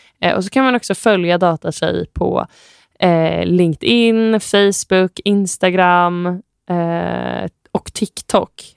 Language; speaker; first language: Swedish; native; Swedish